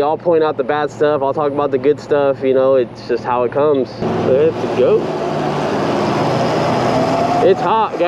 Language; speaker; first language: English; native; English